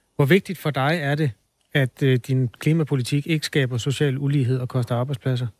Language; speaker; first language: Danish; native; Danish